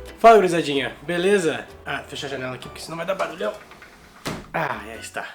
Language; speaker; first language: Portuguese; native; Portuguese